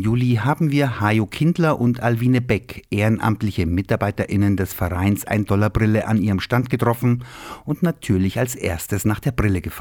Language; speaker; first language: German; native; German